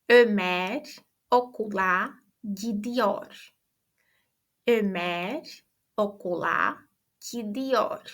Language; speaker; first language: Turkish; non-native, fluent; Portuguese